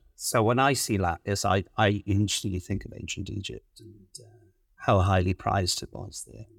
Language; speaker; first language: English; native; English